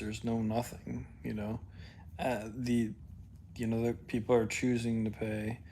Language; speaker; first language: English; native; English